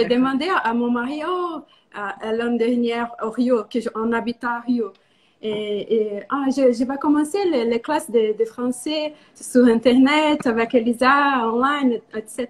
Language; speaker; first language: French; non-native, learner; Portuguese